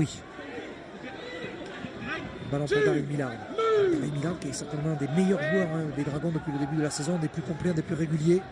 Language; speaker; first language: French; native; French